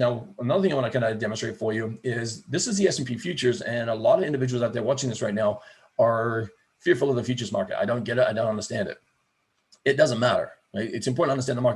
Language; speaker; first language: English; native; English